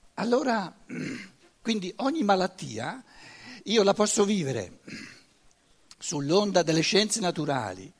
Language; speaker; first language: Italian; non-native, fluent; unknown